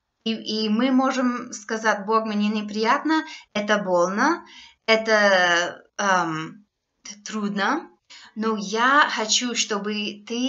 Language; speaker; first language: Russian; non-native, fluent; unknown